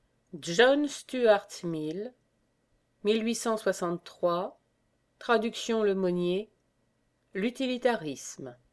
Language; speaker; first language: French; native; French